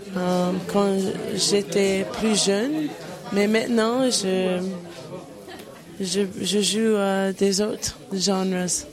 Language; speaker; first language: French; non-native, learner; English